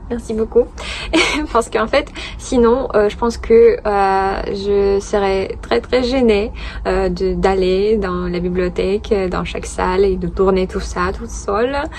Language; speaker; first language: French; non-native, fluent; Russian